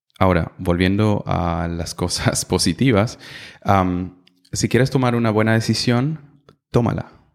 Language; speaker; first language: Spanish; non-native, fluent; German